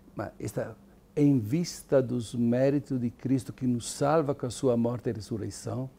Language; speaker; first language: Portuguese; non-native, fluent; Italian